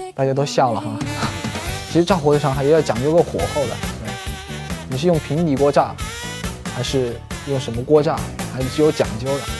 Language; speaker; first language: Chinese; native; Chinese